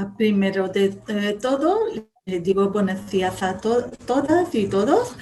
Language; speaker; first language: Spanish; non-native, fluent; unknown